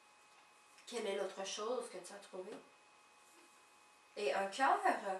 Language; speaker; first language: French; native; French